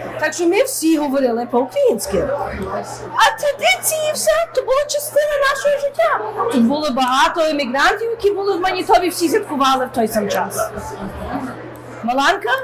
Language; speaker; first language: Ukrainian; early bilingual, heritage; Ukrainian